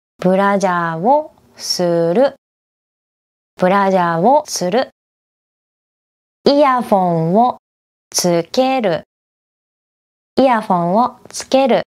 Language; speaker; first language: Japanese; native; Japanese